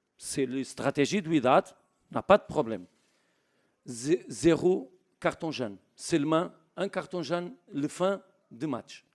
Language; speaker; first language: French; non-native, learner; Portuguese